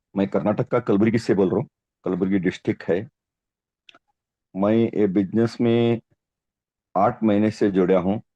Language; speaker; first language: Hindi; non-native, local second language; Kannada